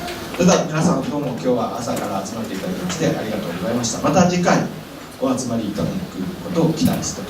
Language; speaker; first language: Japanese; native; Japanese